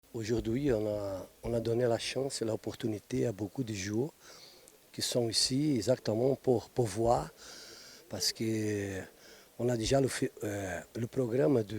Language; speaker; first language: French; non-native, fluent; Portuguese